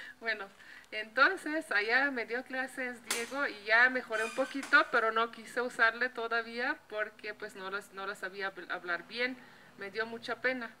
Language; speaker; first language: Spanish; non-native, fluent; Slovenian